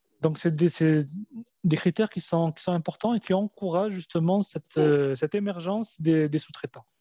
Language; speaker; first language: French; early bilingual, other home language; Arabic